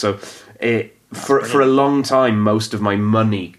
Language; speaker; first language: English; non-native, local second language; Welsh